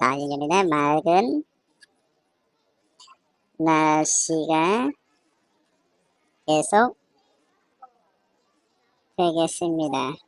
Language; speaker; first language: Korean; non-native, fluent; Khmer